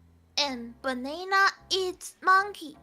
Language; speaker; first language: English; non-native, learner; Min Nan Chinese